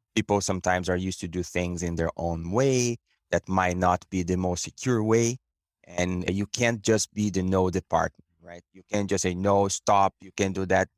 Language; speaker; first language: English; non-native, fluent; Portuguese